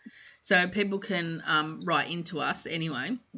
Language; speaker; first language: English; native; English